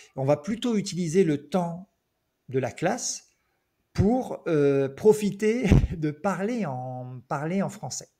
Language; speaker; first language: French; native; French